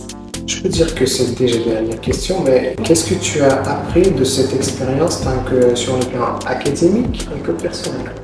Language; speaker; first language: French; non-native, fluent; Uzbek